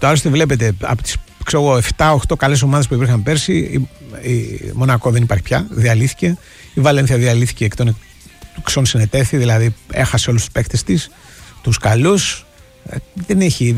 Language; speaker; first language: Greek; native; Greek